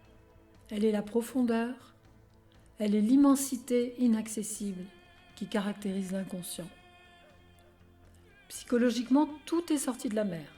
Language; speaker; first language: French; native; French